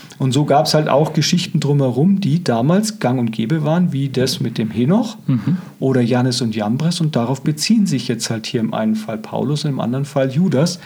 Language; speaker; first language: German; native; German